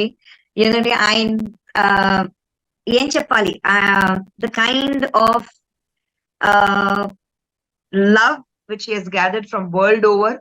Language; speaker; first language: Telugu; non-native, fluent; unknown